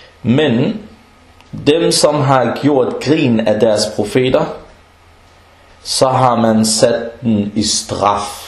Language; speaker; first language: Danish; non-native, local second language; Arabic